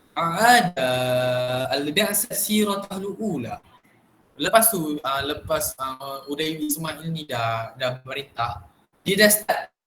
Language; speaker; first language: Malay; native; Malay